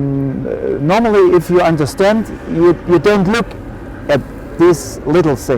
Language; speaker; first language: English; non-native, learner; German